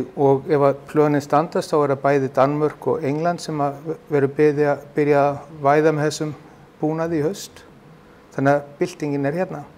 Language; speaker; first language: Icelandic; non-native, fluent; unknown